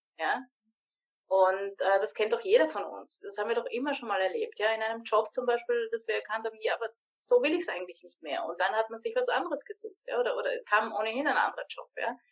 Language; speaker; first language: German; native; German